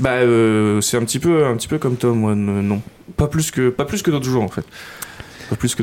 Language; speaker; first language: French; native; French